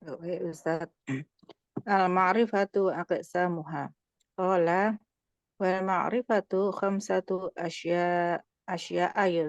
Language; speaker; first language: Arabic; non-native, learner; Indonesian